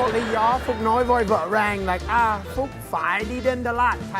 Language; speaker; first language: Vietnamese; non-native, learner; English